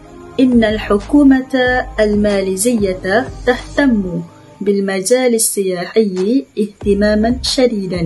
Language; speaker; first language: Arabic; non-native, learner; Malay